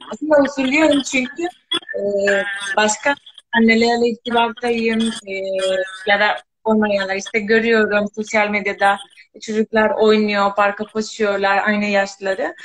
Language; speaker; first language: Turkish; non-native, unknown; Spanish